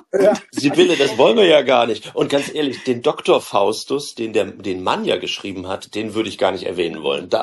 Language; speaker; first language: German; native; German